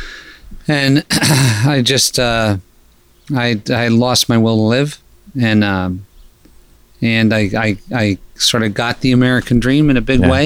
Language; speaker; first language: English; native; English